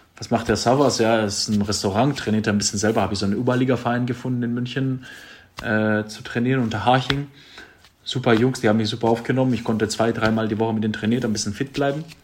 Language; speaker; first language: German; non-native, fluent; Greek